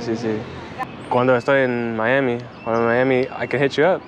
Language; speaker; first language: Spanish; non-native, learner; English